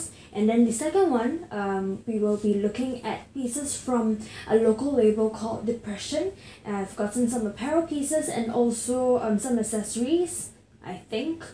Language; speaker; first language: English; native; English